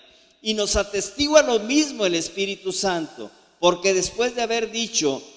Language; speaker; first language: Spanish; native; Spanish